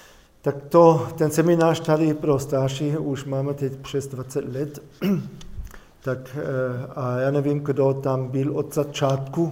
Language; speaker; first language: Czech; non-native, fluent; German